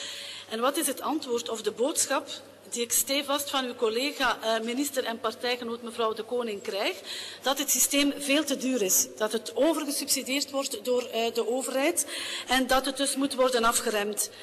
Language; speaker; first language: Dutch; native; Dutch